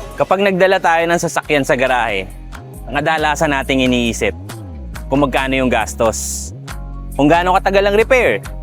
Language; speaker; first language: Filipino; native; Filipino